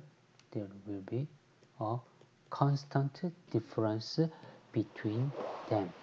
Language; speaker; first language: English; non-native, fluent; Korean